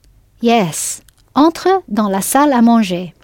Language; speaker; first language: French; non-native, fluent; English